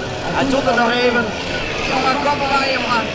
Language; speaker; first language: Dutch; native; Dutch